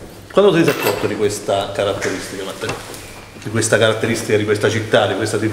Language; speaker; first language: Italian; native; Italian